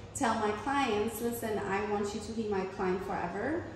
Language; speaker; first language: English; non-native, fluent; German